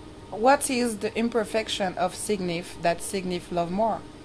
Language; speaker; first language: English; non-native, fluent; French